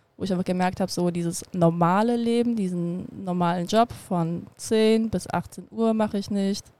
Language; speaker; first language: German; early bilingual, other home language; Russian